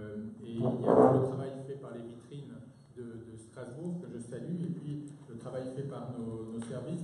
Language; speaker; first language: French; native; French